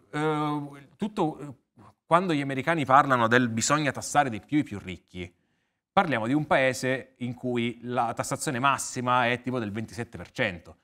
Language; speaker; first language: Italian; native; Italian